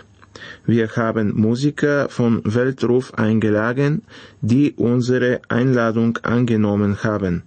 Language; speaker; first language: German; non-native, fluent; Bulgarian